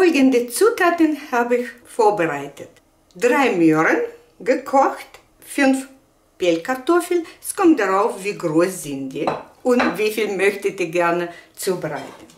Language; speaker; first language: German; non-native, fluent; Russian